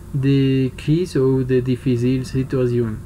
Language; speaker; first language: French; non-native, learner; Spanish